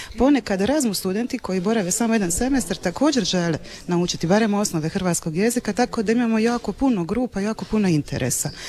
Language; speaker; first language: Croatian; native; Croatian